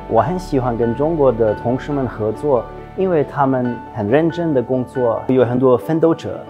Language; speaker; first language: Chinese; non-native, fluent; German